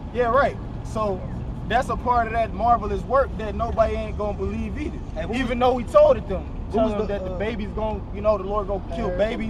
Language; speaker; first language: English; native; English